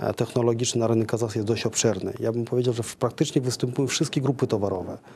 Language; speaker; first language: Polish; non-native, fluent; Kazakh